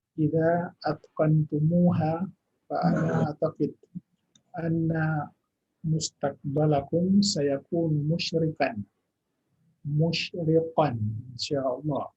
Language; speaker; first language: Arabic; non-native, fluent; Indonesian